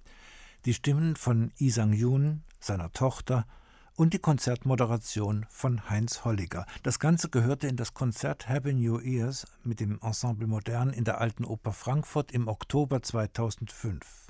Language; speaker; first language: German; native; German